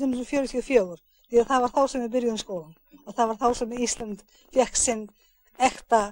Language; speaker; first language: Icelandic; early bilingual, heritage; English